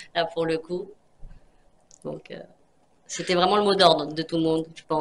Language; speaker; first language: French; native; French